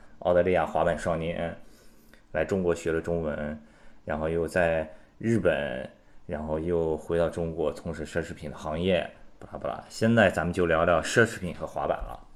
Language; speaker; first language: Chinese; native; Chinese